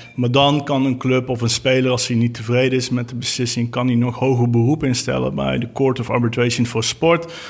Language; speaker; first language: Dutch; native; Dutch